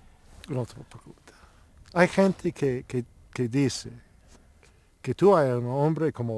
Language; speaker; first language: Spanish; non-native, learner; English